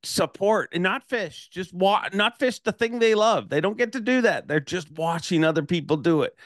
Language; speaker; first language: English; native; English